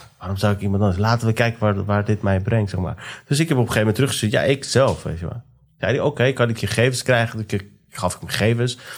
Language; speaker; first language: Dutch; early bilingual, other home language; Persian